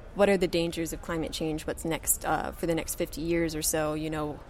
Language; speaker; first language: English; native; English